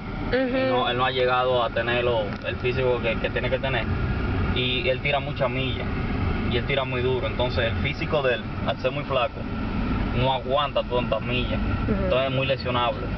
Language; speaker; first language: Spanish; native; Spanish